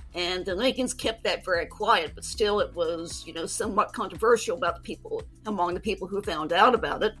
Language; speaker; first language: English; native; English